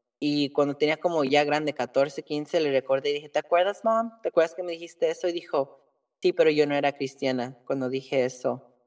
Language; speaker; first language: Spanish; early bilingual, heritage; Spanish